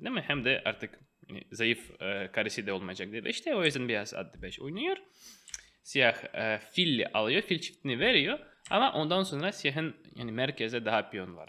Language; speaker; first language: Turkish; non-native, fluent; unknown